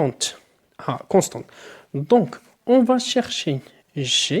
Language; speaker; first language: French; non-native, local second language; Arabic